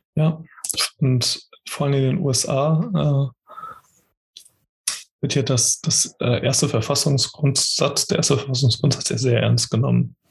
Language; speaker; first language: German; early bilingual, other home language; Portuguese